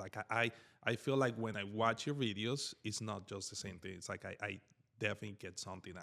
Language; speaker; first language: English; native; English